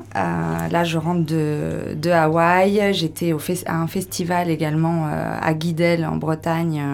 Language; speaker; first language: French; native; French